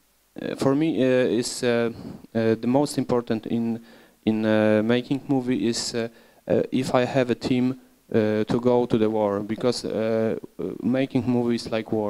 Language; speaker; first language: English; non-native, learner; Polish